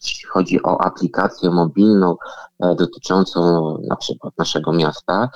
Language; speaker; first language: Polish; native; Polish